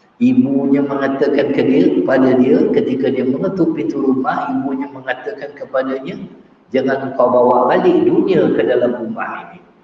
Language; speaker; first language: Malay; native; Malay